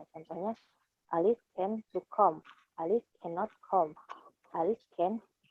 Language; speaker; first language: English; non-native, learner; Indonesian